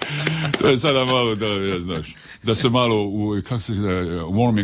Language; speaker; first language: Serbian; early bilingual, heritage; Serbian